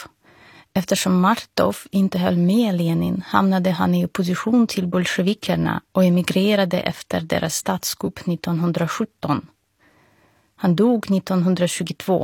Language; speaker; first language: Swedish; non-native, fluent; Russian